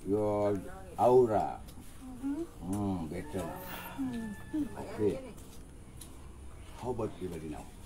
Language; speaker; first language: English; non-native, learner; Balinese